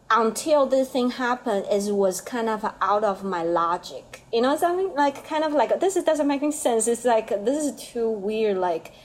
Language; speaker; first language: English; non-native, learner; Chinese